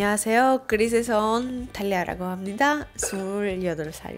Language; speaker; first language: Korean; non-native, learner; Greek